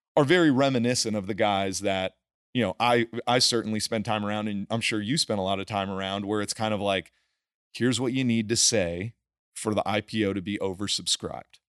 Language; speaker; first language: English; native; English